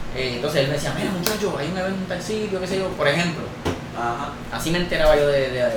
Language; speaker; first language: Spanish; native; Spanish